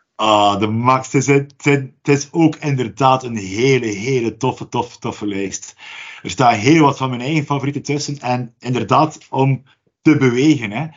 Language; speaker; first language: Dutch; native; Dutch